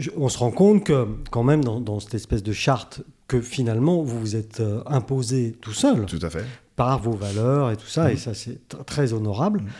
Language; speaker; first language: French; native; French